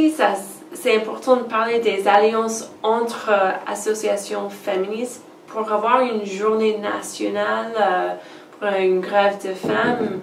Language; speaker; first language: French; non-native, fluent; English